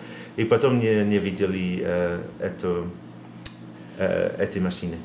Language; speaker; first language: Russian; non-native, learner; English